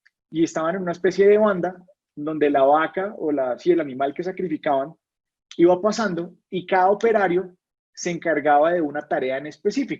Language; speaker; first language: Spanish; native; Spanish